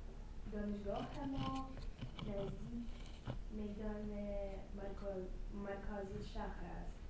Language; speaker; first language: Persian; non-native, learner; Russian